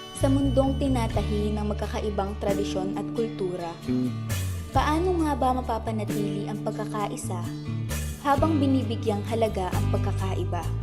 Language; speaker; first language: Filipino; native; Filipino